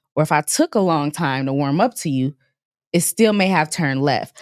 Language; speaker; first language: English; native; English